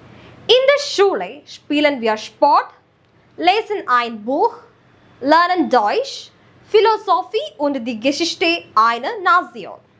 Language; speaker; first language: German; non-native, fluent; Malayalam